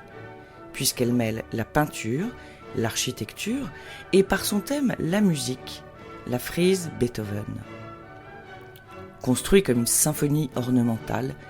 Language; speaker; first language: French; native; French